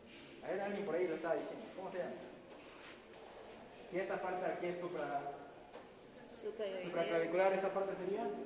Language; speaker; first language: Spanish; native; Spanish